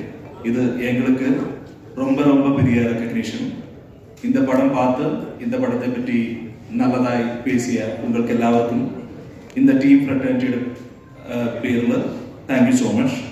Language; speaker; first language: Tamil; non-native, learner; Malayalam